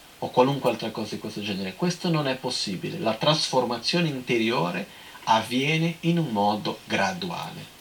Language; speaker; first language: Italian; non-native, fluent; Portuguese